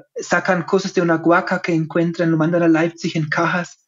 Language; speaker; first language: Spanish; non-native, fluent; German